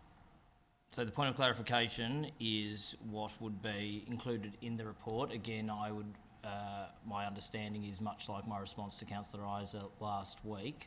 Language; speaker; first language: English; native; English